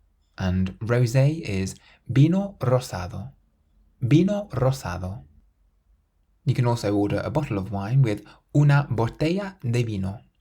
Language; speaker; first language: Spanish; non-native, fluent; English